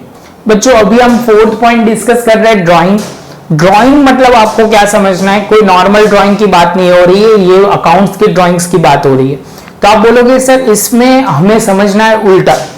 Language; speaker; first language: Hindi; non-native, local second language; Gujarati